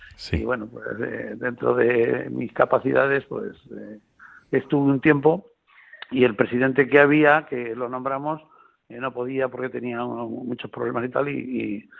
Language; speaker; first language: Spanish; native; Spanish